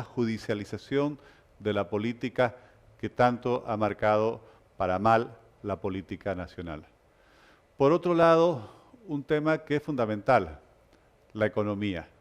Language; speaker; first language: Spanish; native; Spanish